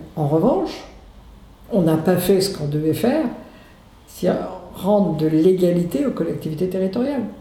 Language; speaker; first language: French; native; French